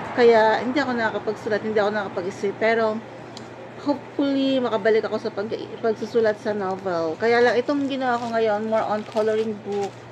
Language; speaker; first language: Filipino; native; Filipino